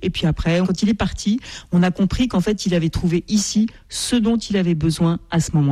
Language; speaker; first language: French; native; French